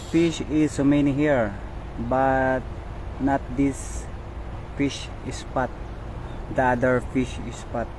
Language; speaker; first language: English; non-native, learner; Filipino